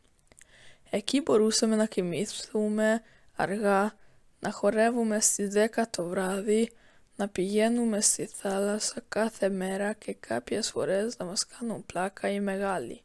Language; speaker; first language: Greek; early bilingual, heritage; Greek